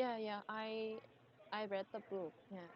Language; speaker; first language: English; non-native, learner; Korean